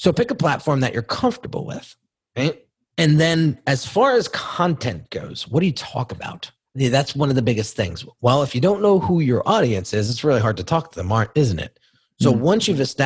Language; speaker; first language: English; native; English